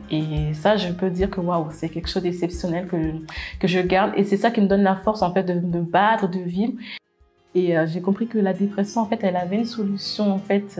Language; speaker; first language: French; native; French